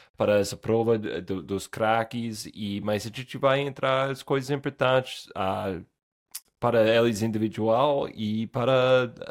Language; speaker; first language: Portuguese; non-native, fluent; English